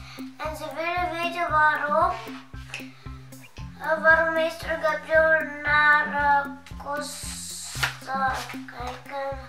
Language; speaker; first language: Dutch; early bilingual, other home language; Indonesian